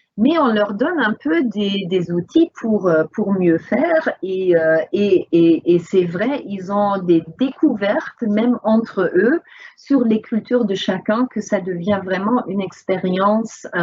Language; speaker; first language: French; non-native, fluent; English